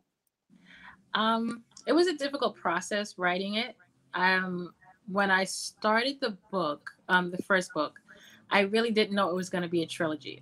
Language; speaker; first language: English; native; English